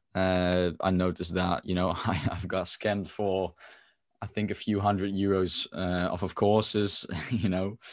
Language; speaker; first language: English; non-native, fluent; Dutch